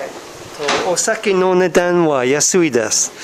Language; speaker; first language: Japanese; non-native, learner; English